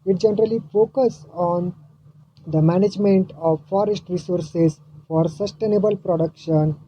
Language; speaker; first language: English; non-native, local second language; Marathi